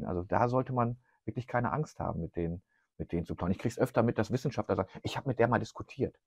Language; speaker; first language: German; native; German